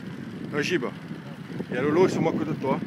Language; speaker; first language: French; native; French